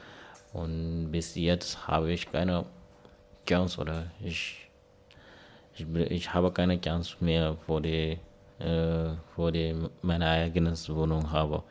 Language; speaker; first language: German; non-native, learner; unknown